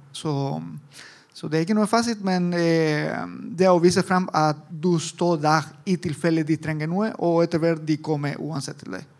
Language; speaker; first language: Norwegian; non-native, fluent; Italian